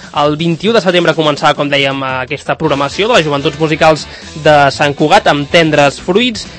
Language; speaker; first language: Catalan; native; Catalan